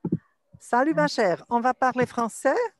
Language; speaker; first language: French; non-native, local second language; German